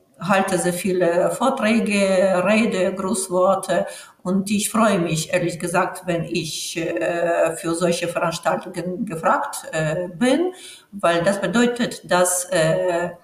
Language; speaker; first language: German; non-native, fluent; Ukrainian